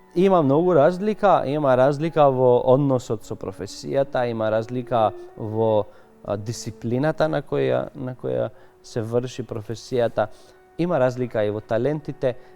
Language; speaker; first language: Macedonian; non-native, local second language; Albanian